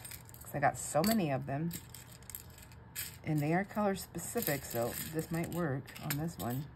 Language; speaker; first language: English; native; English